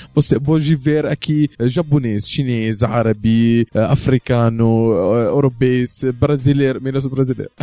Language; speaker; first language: Portuguese; non-native, learner; Arabic